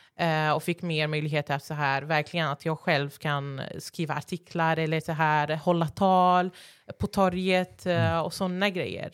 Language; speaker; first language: Swedish; early bilingual, other home language; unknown